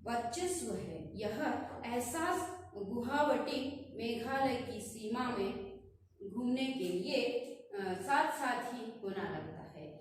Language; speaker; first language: Hindi; non-native, local second language; Kannada